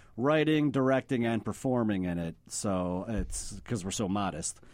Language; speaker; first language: English; native; English